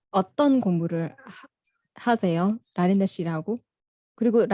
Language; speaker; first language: Korean; non-native, fluent; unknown